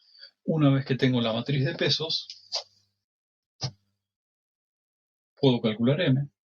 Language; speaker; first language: Spanish; native; Spanish